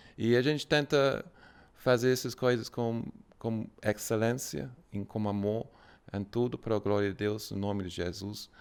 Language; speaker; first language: Portuguese; non-native, fluent; English